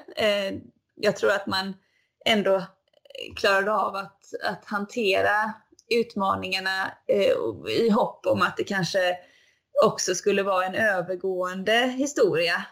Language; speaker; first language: Swedish; native; Swedish